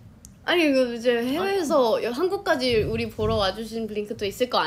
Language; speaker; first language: Korean; non-native, fluent; Thai